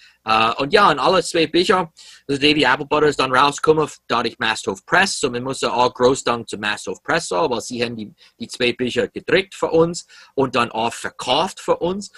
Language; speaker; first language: German; early bilingual, heritage; English